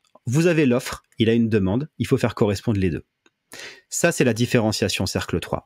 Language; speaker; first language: French; native; French